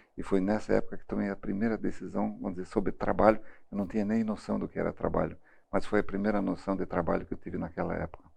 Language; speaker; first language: Portuguese; early bilingual, other home language; German